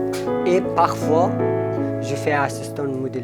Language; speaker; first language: French; non-native, fluent; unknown